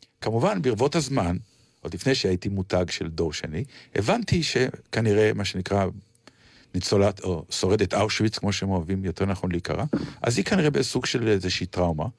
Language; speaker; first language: Hebrew; native; Hebrew